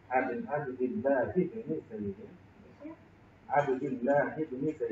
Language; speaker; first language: Arabic; non-native, fluent; Urdu